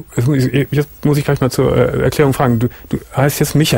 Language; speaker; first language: German; native; German